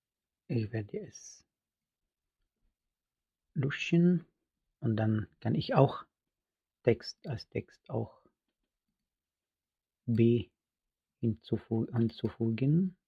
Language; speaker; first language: German; non-native, fluent; Arabic